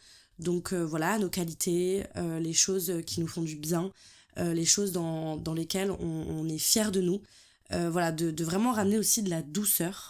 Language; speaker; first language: French; native; French